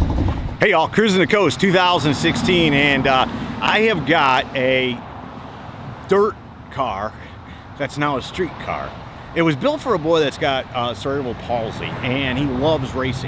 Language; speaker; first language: English; native; English